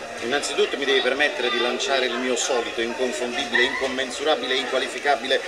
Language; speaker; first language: Italian; native; Italian